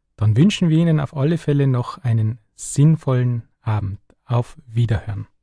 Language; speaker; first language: German; native; German